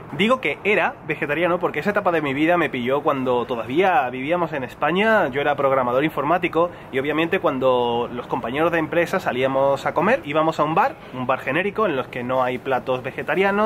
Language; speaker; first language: Spanish; native; Spanish